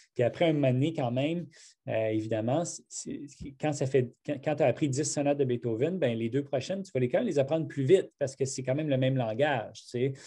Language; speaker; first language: French; native; French